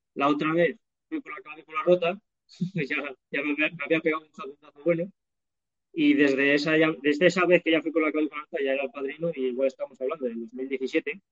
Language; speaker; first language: Spanish; native; Spanish